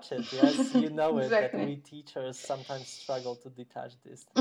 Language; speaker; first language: English; non-native, fluent; Polish